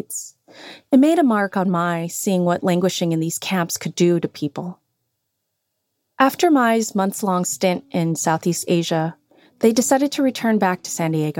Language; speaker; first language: English; native; English